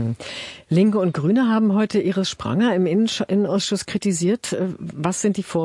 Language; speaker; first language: German; native; German